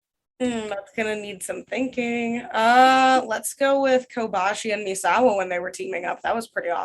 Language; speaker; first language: English; non-native, fluent; Russian